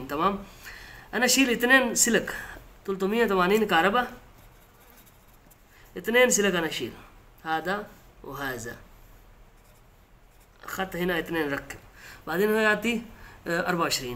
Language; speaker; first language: Arabic; non-native, learner; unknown